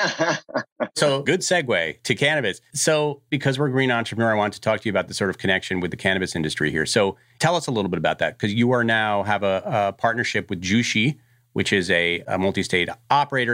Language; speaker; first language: English; native; English